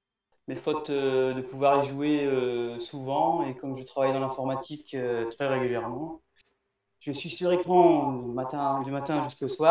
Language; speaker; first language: French; native; French